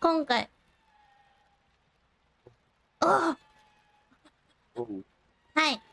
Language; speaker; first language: Japanese; non-native, learner; Thai